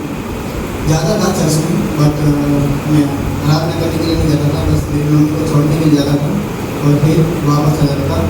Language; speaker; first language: Hindi; non-native, local second language; Gujarati